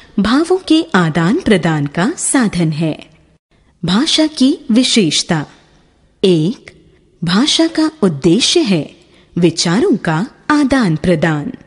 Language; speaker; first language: Hindi; native; Hindi